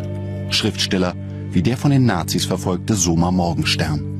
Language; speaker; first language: German; native; German